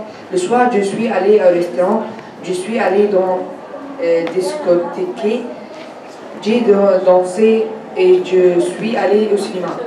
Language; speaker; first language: French; non-native, learner; Arabic